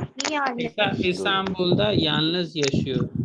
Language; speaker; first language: Turkish; non-native, fluent; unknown